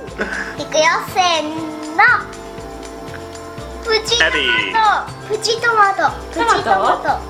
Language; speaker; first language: Japanese; early bilingual, heritage; Japanese